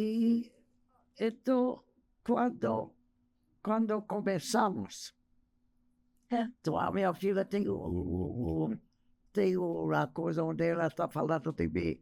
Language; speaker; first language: Portuguese; non-native, fluent; English